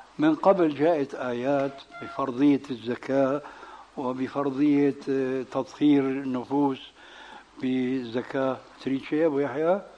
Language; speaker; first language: Arabic; early bilingual, other home language; Albanian